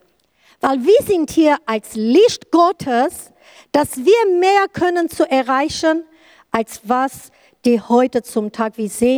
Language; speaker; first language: German; non-native, learner; Kurdish